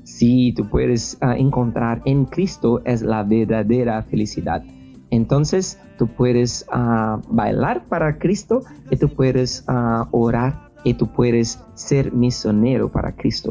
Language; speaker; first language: Spanish; non-native, fluent; Portuguese